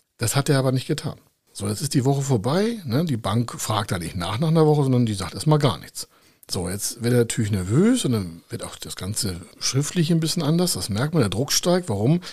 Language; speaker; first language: German; native; German